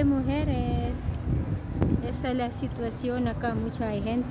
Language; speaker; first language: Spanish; non-native, learner; Filipino